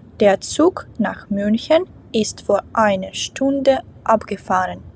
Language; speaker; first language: German; non-native, fluent; Ukrainian